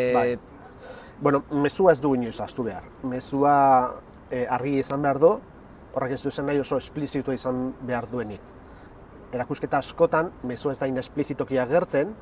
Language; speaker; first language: Basque; native; Basque